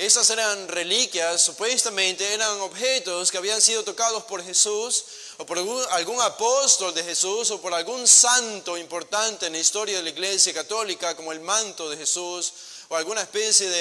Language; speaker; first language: Spanish; native; Spanish